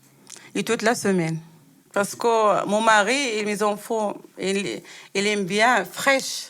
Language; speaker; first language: French; non-native, learner; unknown